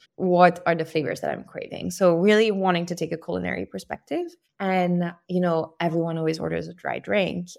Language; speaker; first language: English; non-native, fluent; French